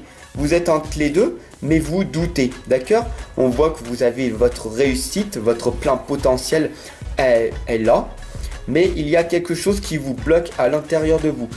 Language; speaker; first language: French; native; French